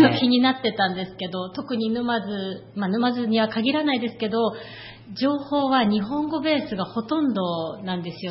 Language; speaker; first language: Japanese; native; Japanese